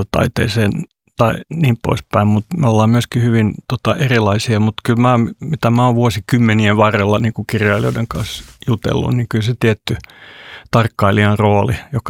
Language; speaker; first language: Finnish; non-native, local second language; Swedish